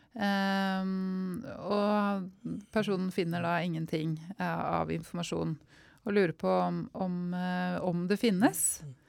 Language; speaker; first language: Norwegian; native; Norwegian